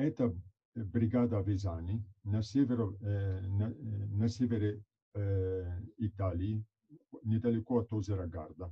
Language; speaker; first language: Russian; non-native, fluent; Italian